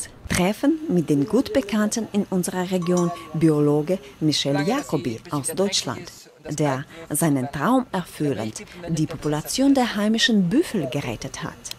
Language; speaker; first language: German; non-native, fluent; Ukrainian